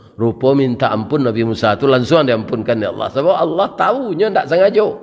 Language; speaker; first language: Malay; non-native, local second language; Minangkabau